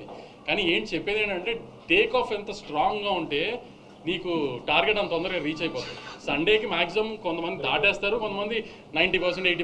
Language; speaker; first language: Telugu; native; Telugu